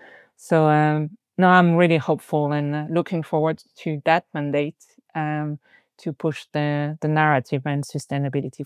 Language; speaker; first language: English; non-native, fluent; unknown